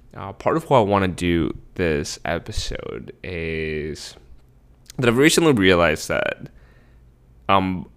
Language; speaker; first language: English; early bilingual, other home language; Spanish